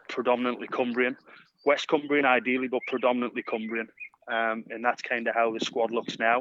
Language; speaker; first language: English; native; English